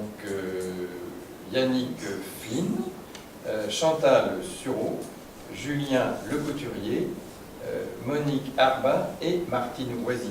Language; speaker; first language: French; native; French